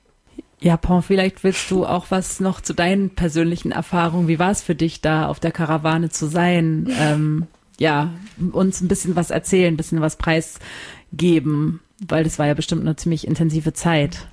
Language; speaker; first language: German; native; German